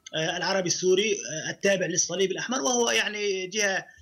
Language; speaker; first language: Arabic; native; Arabic